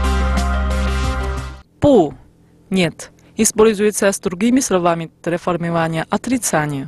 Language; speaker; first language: Russian; non-native, fluent; Chinese